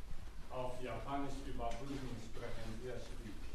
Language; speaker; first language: German; non-native, learner; Japanese